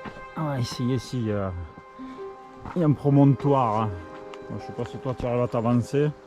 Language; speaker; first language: French; native; French